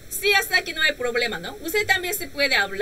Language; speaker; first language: Spanish; non-native, learner; Korean